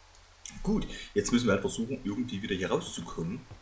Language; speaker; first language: German; native; German